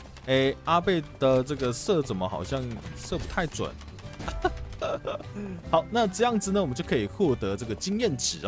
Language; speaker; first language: Chinese; native; Chinese